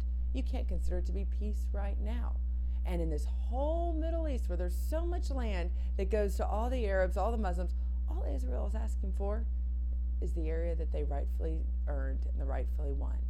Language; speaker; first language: English; native; English